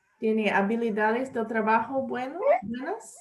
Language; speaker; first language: Spanish; non-native, learner; English